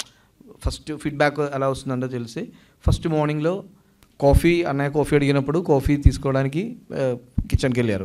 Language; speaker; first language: Telugu; non-native, learner; Malayalam